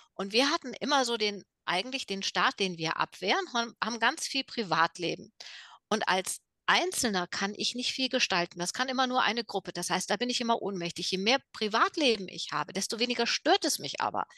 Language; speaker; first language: German; native; German